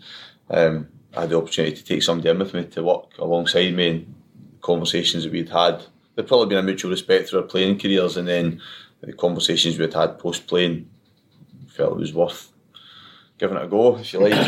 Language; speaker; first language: English; native; English